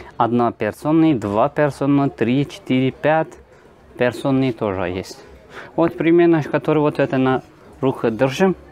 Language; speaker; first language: Russian; non-native, learner; Turkish